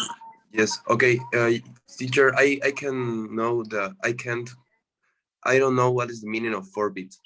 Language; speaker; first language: English; non-native, learner; Spanish